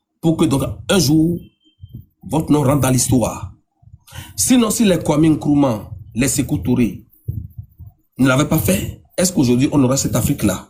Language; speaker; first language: French; non-native, local second language; Ewe